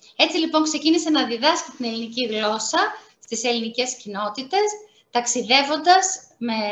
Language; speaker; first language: Greek; native; Greek